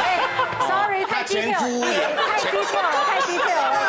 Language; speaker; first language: Chinese; native; Chinese